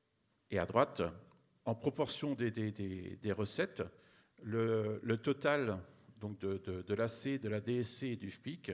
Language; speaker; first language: French; native; French